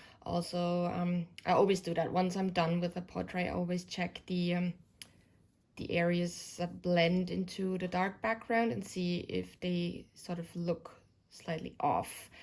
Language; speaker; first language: English; non-native, fluent; German